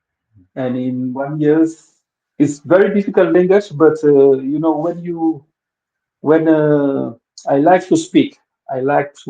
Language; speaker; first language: English; non-native, fluent; Wolof